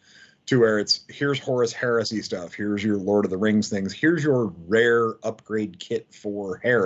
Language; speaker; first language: English; native; English